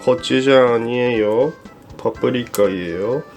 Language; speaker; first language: Korean; non-native, learner; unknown